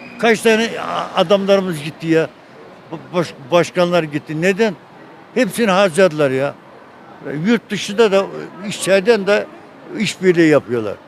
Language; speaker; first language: Turkish; native; Turkish